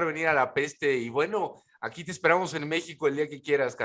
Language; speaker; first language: Spanish; native; Spanish